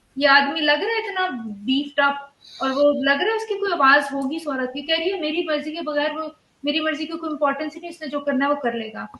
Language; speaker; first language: Urdu; native; Urdu